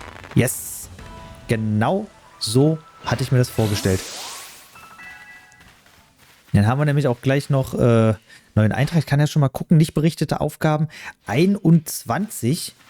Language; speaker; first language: German; native; German